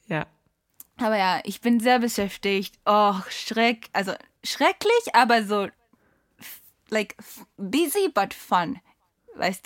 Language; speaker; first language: German; non-native, learner; Japanese